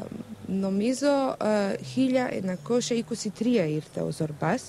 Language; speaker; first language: Greek; early bilingual, heritage; Macedonian